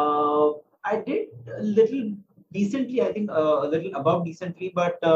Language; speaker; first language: English; non-native, local second language; Marathi